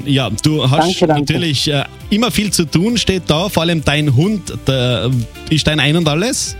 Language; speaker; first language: German; native; German